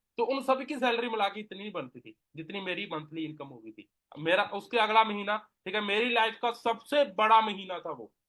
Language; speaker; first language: Hindi; non-native, local second language; Punjabi